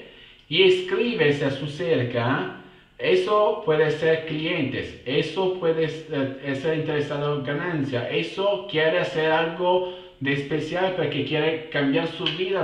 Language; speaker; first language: Spanish; non-native, fluent; Italian